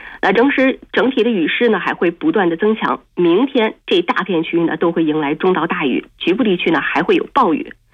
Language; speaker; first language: Chinese; native; Chinese